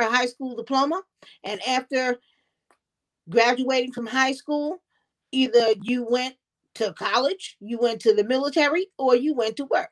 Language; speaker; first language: English; native; English